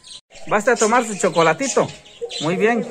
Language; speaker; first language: Spanish; native; Spanish